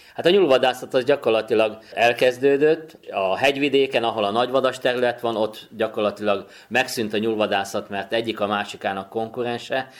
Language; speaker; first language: Hungarian; native; Hungarian